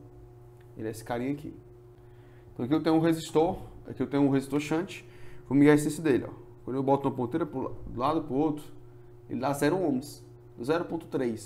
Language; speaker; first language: Portuguese; native; Portuguese